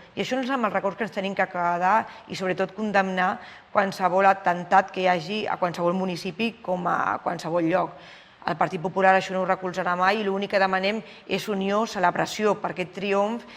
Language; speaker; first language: Catalan; non-native, local second language; Spanish